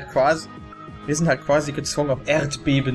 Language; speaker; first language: German; native; German